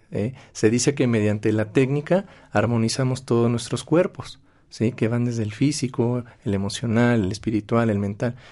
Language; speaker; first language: Spanish; native; Spanish